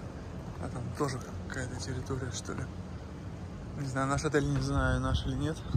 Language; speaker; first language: Russian; native; Russian